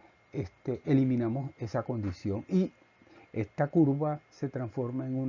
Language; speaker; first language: Spanish; native; Spanish